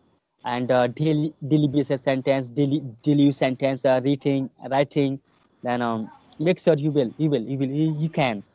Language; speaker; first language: English; non-native, learner; Hindi